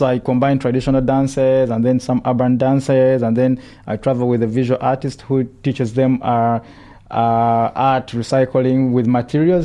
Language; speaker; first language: English; non-native, local second language; Ganda